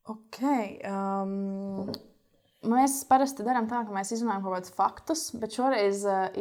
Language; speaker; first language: Latvian; native; Latvian